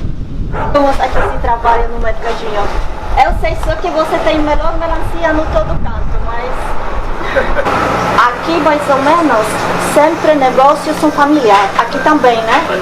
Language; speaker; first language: Portuguese; non-native, learner; Polish